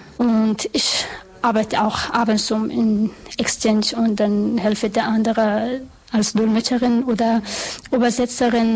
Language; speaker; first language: German; non-native, learner; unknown